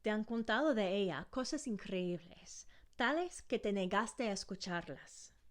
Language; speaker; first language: Spanish; non-native, fluent; English